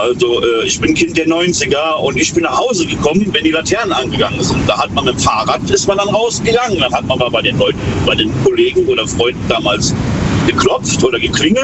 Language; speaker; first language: German; native; German